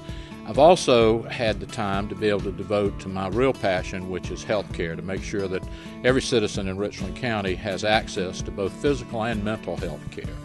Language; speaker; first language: English; native; English